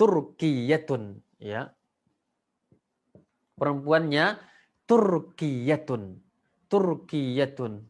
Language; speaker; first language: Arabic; non-native, fluent; Indonesian